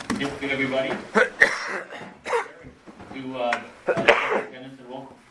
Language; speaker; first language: English; native; English